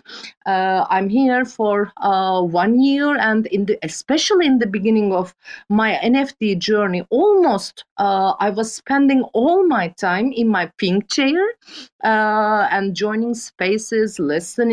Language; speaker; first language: English; non-native, fluent; Turkish